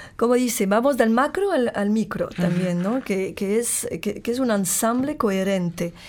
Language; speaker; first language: Spanish; non-native, fluent; French